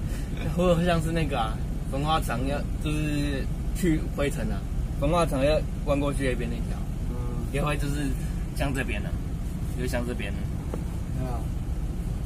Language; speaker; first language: Chinese; native; Chinese